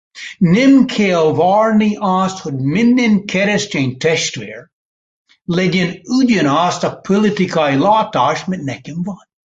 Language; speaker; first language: Hungarian; non-native, fluent; English